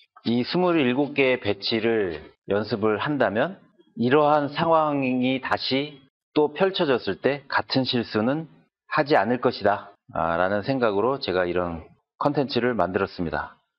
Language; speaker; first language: Korean; native; Korean